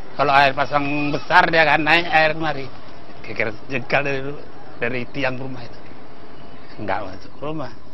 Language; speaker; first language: Indonesian; non-native, local second language; Minangkabau